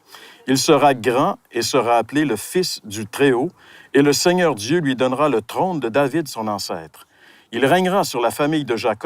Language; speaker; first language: French; native; French